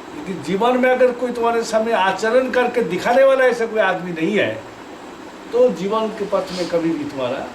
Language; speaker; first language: Hindi; non-native, local second language; Bangla